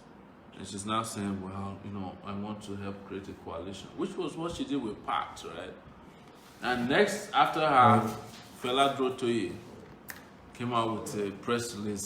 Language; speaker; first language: English; non-native, local second language; Yoruba